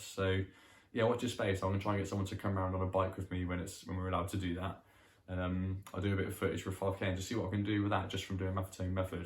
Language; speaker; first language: English; native; English